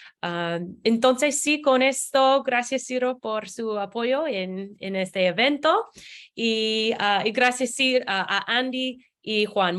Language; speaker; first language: Spanish; non-native, fluent; English